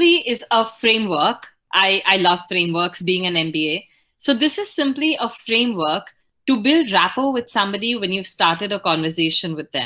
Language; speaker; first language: English; non-native, local second language; Hindi